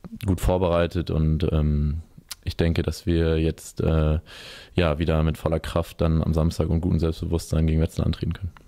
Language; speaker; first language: German; native; German